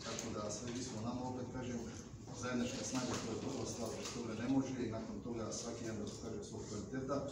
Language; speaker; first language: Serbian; non-native, learner; Bulgarian